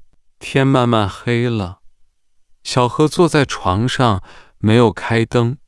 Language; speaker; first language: Chinese; non-native, fluent; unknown